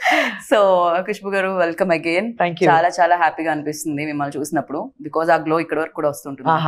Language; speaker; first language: Telugu; native; Telugu